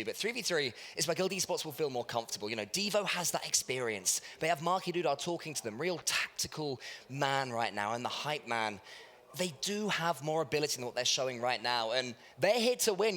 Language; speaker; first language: English; native; English